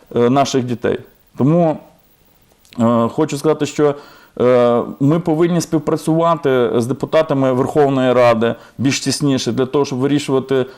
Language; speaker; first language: Ukrainian; native; Ukrainian